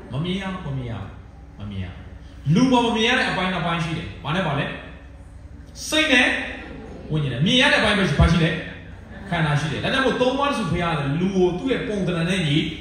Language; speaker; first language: Burmese; non-native, local second language; S'gaw Karen